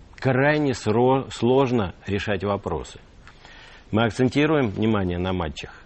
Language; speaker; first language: Russian; native; Russian